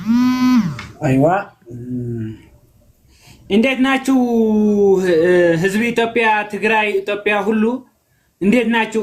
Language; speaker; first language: Amharic; non-native, learner; Tigrinya